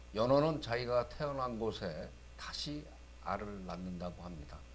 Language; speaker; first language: Korean; native; Korean